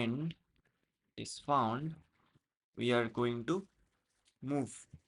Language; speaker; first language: English; non-native, local second language; Hindi